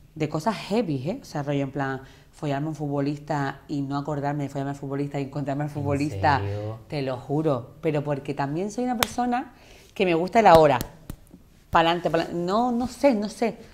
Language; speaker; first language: Spanish; native; Spanish